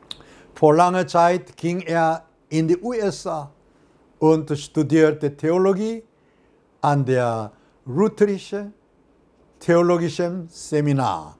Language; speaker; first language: German; non-native, fluent; Korean